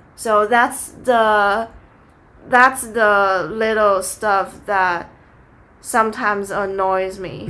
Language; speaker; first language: English; non-native, fluent; Chinese